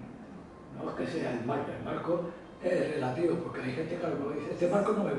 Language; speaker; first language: Spanish; native; Spanish